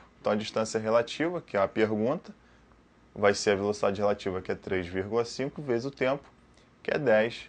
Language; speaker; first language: Portuguese; native; Portuguese